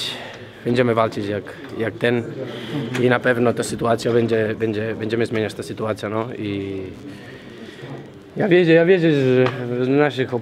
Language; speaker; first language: Polish; non-native, learner; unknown